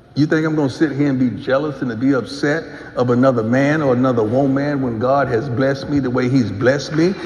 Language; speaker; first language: English; native; English